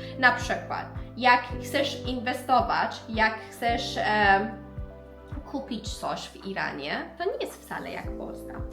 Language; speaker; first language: Polish; non-native, learner; Persian